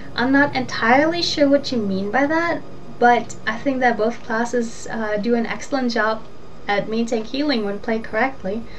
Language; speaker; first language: English; early bilingual, other home language; German